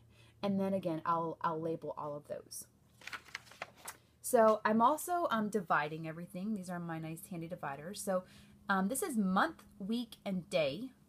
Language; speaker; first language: English; native; English